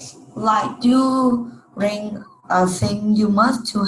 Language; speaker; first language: English; non-native, learner; Vietnamese